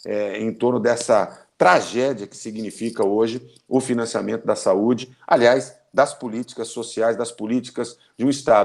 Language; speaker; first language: Portuguese; native; Portuguese